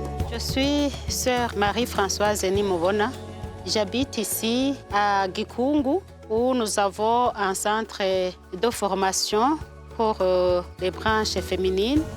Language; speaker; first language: French; non-native, local second language; Rundi